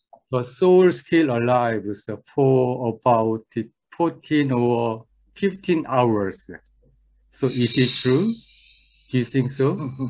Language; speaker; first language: English; non-native, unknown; Korean